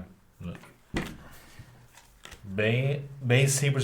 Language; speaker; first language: Portuguese; native; Portuguese